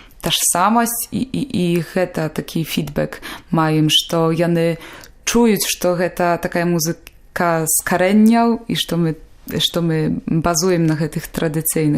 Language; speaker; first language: Belarusian; non-native, local second language; Polish